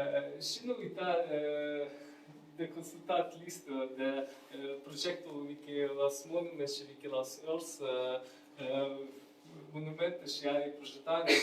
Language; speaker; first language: Romanian; non-native, learner; Ukrainian